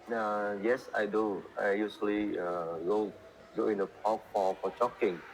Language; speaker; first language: English; non-native, learner; Vietnamese